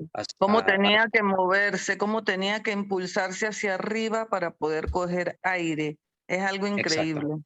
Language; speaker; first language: Spanish; native; Spanish